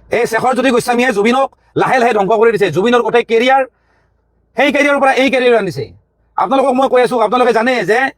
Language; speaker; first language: Assamese; native; Assamese